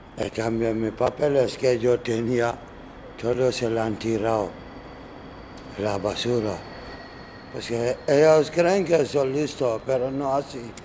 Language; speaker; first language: Spanish; non-native, learner; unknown